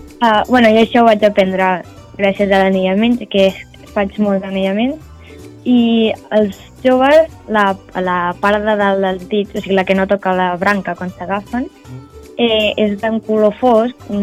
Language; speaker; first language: Catalan; native; Catalan